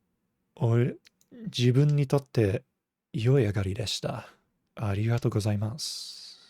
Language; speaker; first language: Japanese; non-native, fluent; English